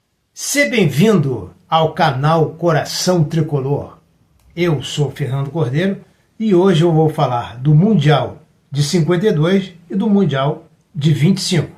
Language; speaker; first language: Portuguese; native; Portuguese